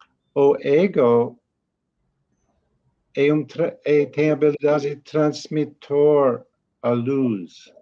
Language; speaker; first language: Portuguese; non-native, learner; English